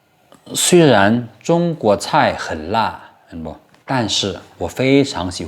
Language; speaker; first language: Chinese; non-native, fluent; Lao